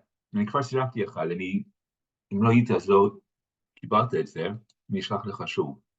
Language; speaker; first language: Hebrew; non-native, fluent; English